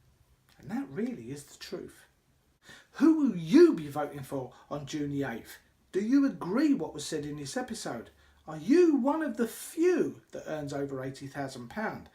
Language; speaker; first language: English; native; English